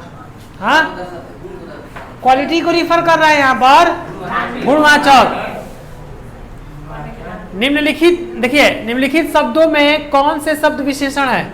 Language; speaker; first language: Hindi; non-native, local second language; Bhojpuri